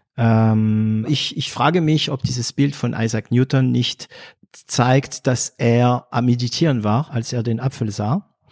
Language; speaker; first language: German; non-native, fluent; French